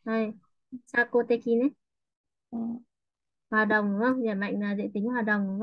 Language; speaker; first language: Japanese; non-native, fluent; Vietnamese